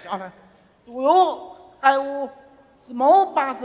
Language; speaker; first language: English; non-native, learner; Chinese